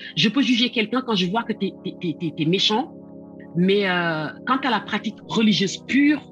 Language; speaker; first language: French; non-native, local second language; Wolof